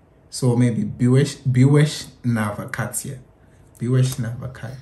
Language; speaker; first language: Polish; non-native, learner; English